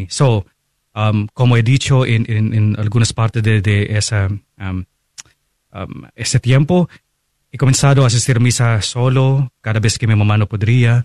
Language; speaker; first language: Spanish; non-native, fluent; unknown